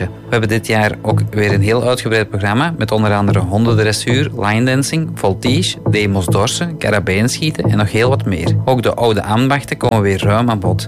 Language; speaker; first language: Dutch; native; Dutch